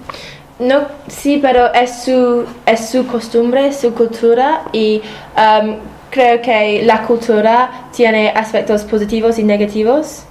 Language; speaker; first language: Spanish; non-native, fluent; English